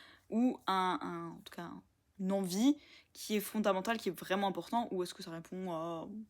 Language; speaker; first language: French; native; French